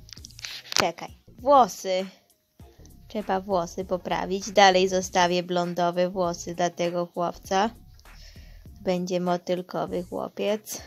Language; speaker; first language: Polish; early bilingual, heritage; Polish